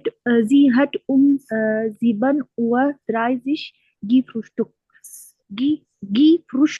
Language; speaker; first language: German; non-native, learner; Urdu